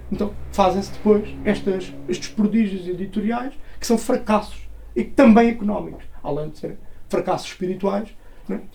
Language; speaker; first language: Portuguese; native; Portuguese